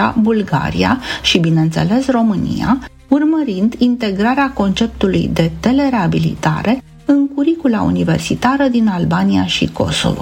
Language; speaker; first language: Romanian; native; Romanian